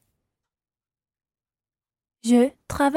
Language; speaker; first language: French; non-native, learner; English